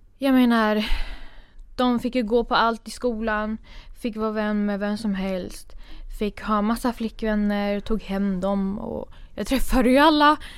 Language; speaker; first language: Swedish; early bilingual, other home language; Kurdish